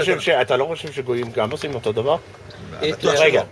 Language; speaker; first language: Hebrew; non-native, fluent; English